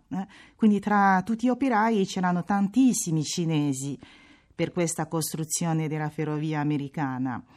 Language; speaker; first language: Italian; non-native, fluent; Chinese